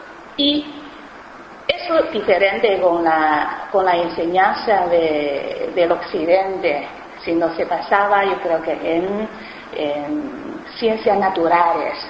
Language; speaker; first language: Spanish; non-native, fluent; Chinese